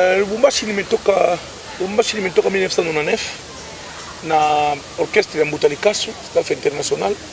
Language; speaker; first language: Swahili; non-native, local second language; Lingala